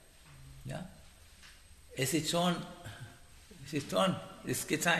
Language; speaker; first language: German; non-native, learner; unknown